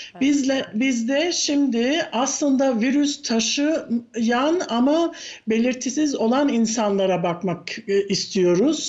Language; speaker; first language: Turkish; early bilingual, heritage; Turkish